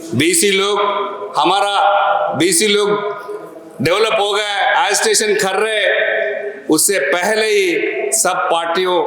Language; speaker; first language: Hindi; non-native, local second language; Telugu